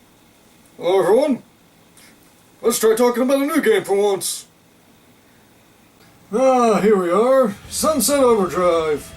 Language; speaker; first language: English; native; English